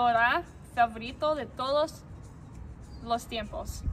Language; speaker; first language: Spanish; non-native, learner; English